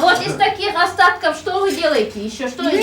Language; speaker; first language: Russian; non-native, local second language; Chechen